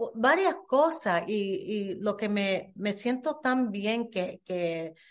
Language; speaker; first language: Spanish; early bilingual, heritage; Spanish